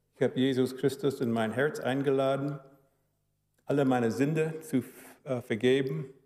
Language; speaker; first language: German; early bilingual, heritage; German